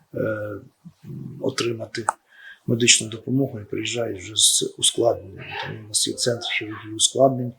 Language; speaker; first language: Ukrainian; native; Ukrainian